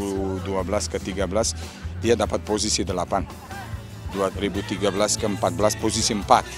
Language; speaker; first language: Indonesian; non-native, fluent; Serbian